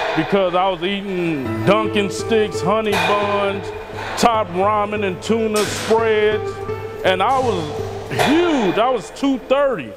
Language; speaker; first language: English; native; English